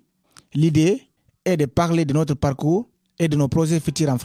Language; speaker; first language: French; non-native, learner; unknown